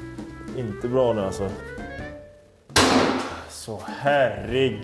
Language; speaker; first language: Swedish; native; Swedish